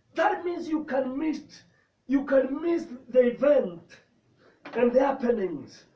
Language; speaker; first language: English; non-native, local second language; Swahili